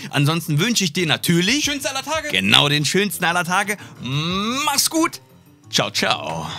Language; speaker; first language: German; native; German